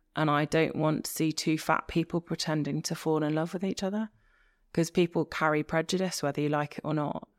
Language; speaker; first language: English; native; English